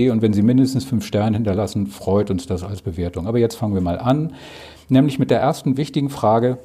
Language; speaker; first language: German; native; German